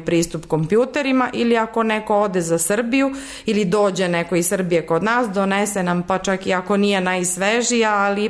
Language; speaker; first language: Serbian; early bilingual, heritage; Serbian